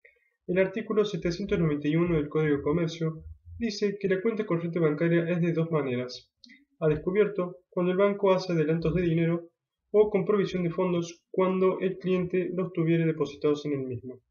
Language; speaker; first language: Spanish; native; Spanish